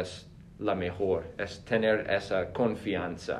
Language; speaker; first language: Spanish; non-native, fluent; English